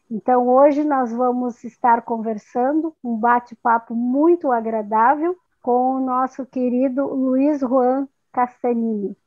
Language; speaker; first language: Portuguese; native; Portuguese